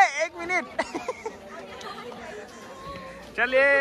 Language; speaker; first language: Hindi; non-native, local second language; Assamese